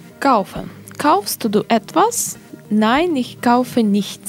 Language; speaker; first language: German; non-native, learner; Russian